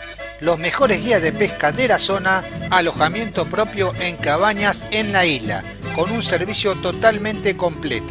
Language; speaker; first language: Spanish; native; Spanish